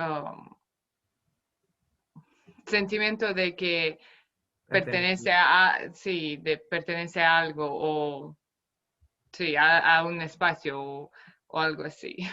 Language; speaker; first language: Spanish; non-native, fluent; Romanian